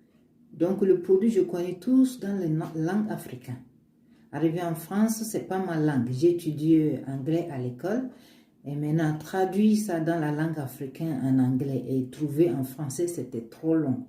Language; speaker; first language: French; non-native, learner; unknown